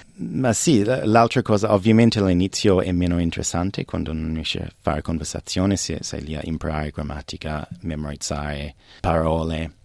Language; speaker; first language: Italian; non-native, fluent; English